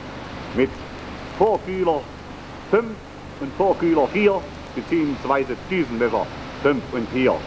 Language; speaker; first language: German; native; German